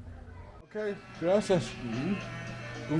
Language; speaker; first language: Spanish; non-native, learner; English